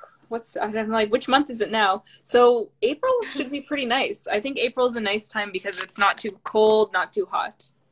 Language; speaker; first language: English; native; English